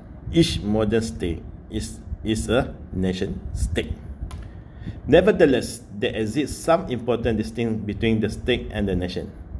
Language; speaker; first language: English; non-native, local second language; Malay